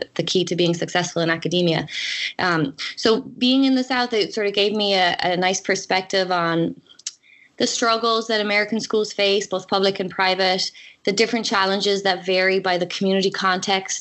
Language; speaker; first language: English; native; English